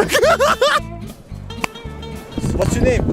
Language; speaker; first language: English; non-native, learner; Turkish